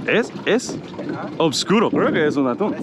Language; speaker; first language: Spanish; non-native, learner; English